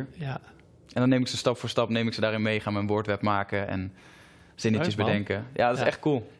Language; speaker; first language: Dutch; native; Dutch